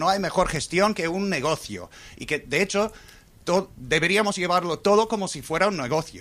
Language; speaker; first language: Spanish; non-native, fluent; English